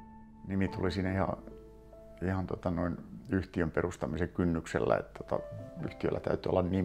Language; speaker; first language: Finnish; native; Finnish